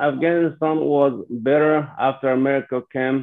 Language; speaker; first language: English; non-native, fluent; Persian